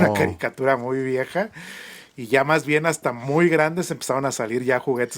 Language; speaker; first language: Spanish; native; Spanish